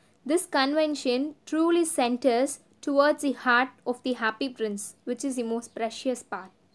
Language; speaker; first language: English; non-native, local second language; Tamil